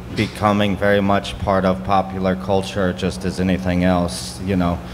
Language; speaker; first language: English; native; English